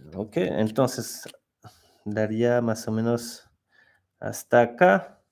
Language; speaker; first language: Spanish; non-native, fluent; French